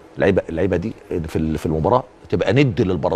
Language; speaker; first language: Arabic; native; Arabic